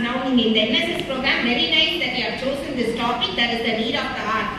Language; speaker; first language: English; non-native, local second language; Tamil